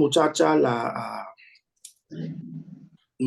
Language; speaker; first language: Spanish; non-native, learner; English